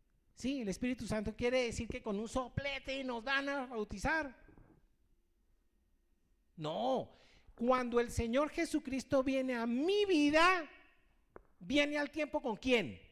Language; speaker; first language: Spanish; native; Spanish